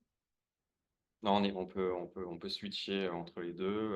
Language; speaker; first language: French; native; French